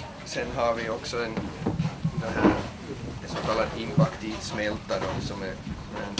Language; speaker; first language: Swedish; native; Swedish